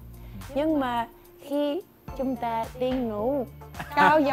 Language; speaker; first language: Vietnamese; non-native, learner; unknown